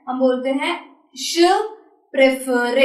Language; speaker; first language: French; non-native, learner; Hindi